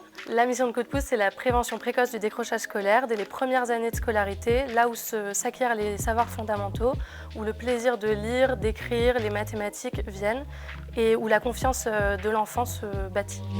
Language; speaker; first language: French; native; French